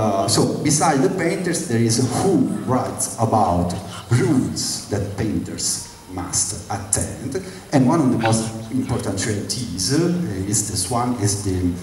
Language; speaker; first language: English; non-native, fluent; Italian